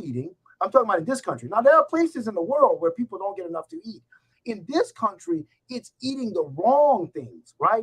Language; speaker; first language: English; native; English